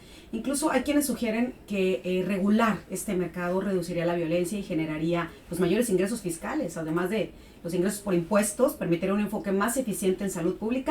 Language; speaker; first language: Spanish; native; Spanish